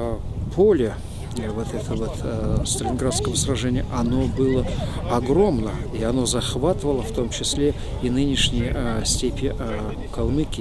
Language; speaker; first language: Russian; native; Russian